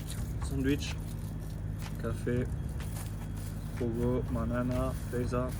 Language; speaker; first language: Spanish; non-native, learner; French